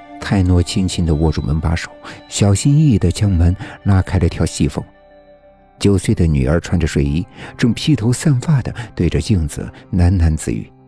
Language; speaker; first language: Chinese; native; Chinese